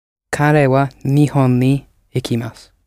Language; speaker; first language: Japanese; non-native, learner; English